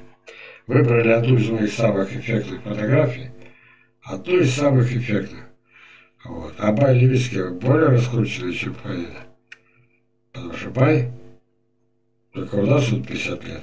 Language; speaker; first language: Russian; native; Russian